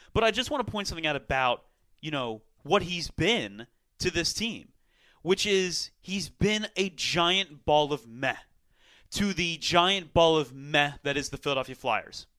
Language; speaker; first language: English; native; English